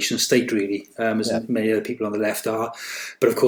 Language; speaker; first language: English; native; English